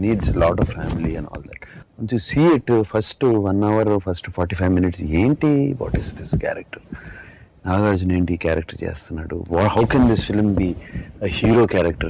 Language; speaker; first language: Telugu; native; Telugu